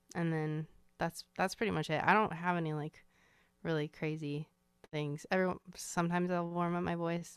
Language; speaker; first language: English; native; English